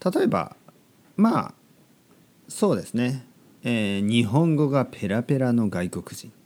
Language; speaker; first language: Japanese; native; Japanese